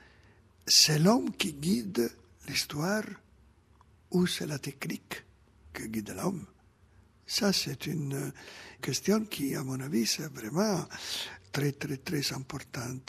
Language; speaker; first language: French; non-native, fluent; Italian